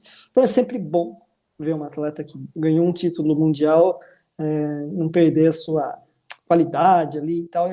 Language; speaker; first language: Portuguese; native; Portuguese